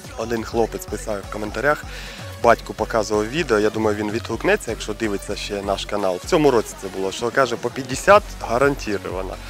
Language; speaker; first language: Ukrainian; non-native, local second language; Russian